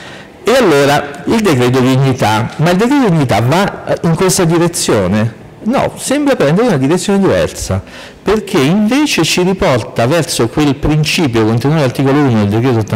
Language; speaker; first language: Italian; native; Italian